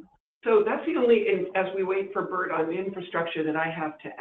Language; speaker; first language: English; native; English